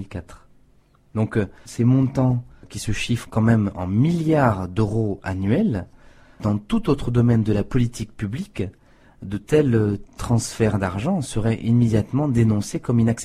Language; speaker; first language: French; native; French